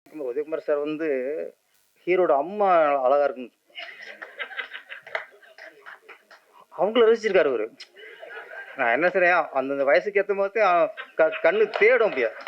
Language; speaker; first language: Tamil; native; Tamil